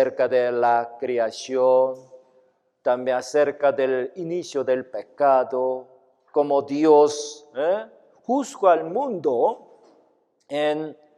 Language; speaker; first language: Spanish; non-native, fluent; Korean